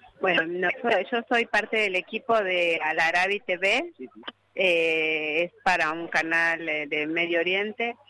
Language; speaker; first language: Spanish; native; Spanish